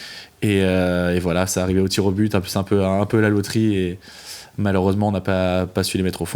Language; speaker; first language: French; native; French